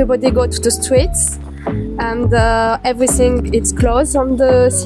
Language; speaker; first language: English; non-native, fluent; French